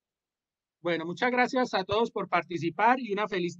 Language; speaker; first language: Spanish; native; Spanish